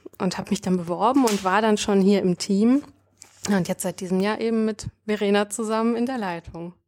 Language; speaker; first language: German; native; German